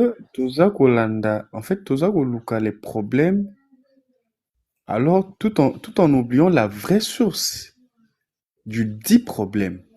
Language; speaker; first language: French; non-native, local second language; Lingala